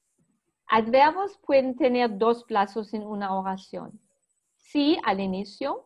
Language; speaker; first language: Spanish; non-native, fluent; German